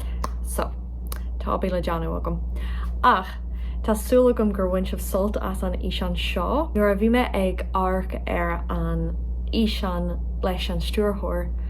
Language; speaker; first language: Irish; non-native, local second language; English